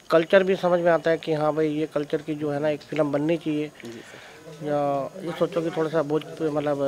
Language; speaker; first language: Hindi; native; Hindi